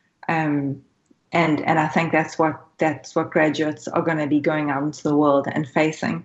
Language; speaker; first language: English; native; English